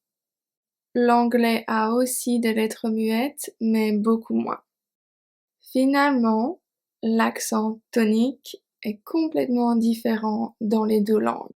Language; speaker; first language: French; native; French